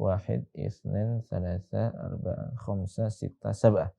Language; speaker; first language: Arabic; non-native, fluent; Indonesian